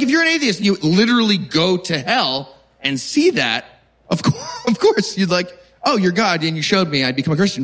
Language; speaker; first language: English; native; English